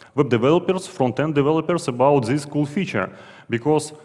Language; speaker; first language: English; non-native, fluent; Russian